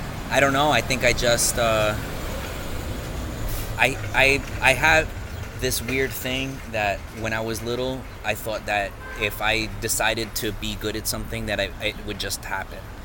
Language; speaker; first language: English; native; English